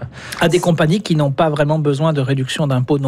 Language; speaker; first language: French; native; French